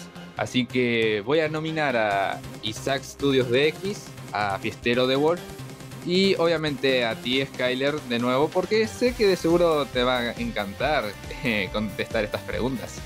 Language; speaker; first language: Spanish; native; Spanish